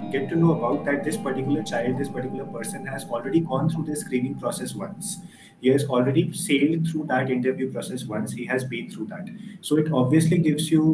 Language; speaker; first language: English; non-native, local second language; Hindi